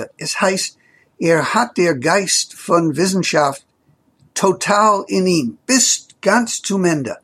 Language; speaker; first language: German; non-native, fluent; English